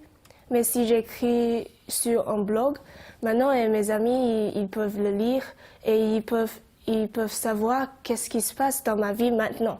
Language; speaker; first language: French; non-native, learner; Chinese